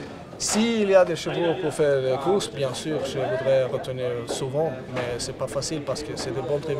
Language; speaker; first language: French; non-native, learner; Swedish